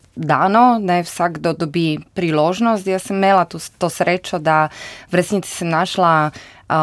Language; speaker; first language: Slovenian; non-native, fluent; Slovak